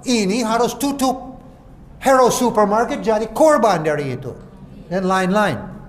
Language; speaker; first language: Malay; non-native, fluent; English